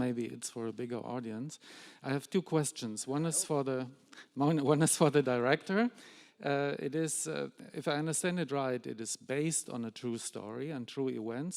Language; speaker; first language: English; non-native, fluent; German